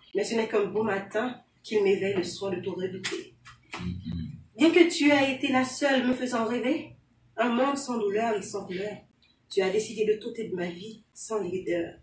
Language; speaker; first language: French; non-native, local second language; Haitian Creole